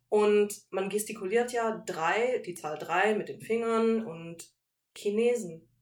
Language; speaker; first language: German; native; German